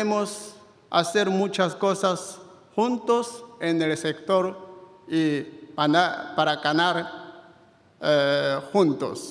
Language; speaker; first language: Spanish; non-native, fluent; Chinese